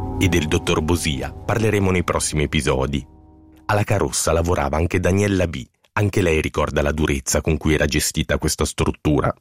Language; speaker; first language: Italian; native; Italian